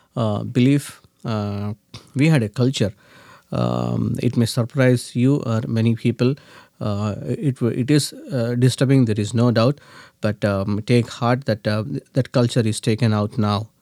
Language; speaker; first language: English; non-native, local second language; Telugu